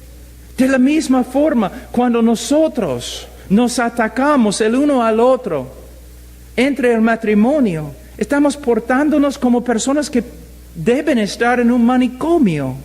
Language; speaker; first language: Spanish; non-native, fluent; English